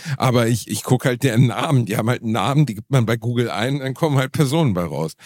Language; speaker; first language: German; native; German